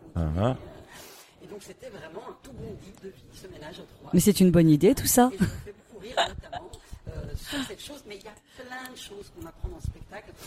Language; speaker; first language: French; native; French